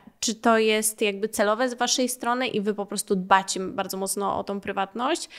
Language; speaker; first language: Polish; native; Polish